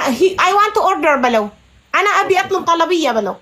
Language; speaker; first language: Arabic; non-native, learner; Amharic